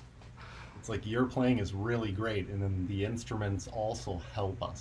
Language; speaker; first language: English; native; English